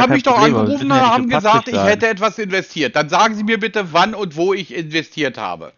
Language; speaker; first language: German; native; German